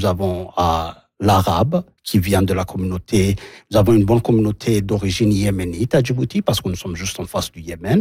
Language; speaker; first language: French; non-native, local second language; Somali